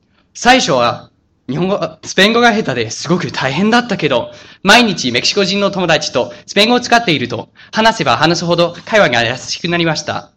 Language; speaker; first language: Japanese; non-native, fluent; English